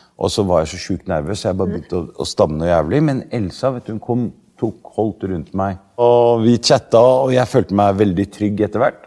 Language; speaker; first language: Norwegian; early bilingual, other home language; Arabic